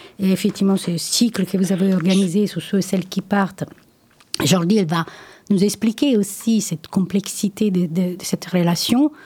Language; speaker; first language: French; non-native, fluent; Italian